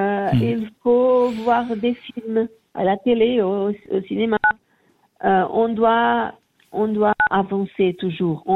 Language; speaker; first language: French; non-native, learner; Portuguese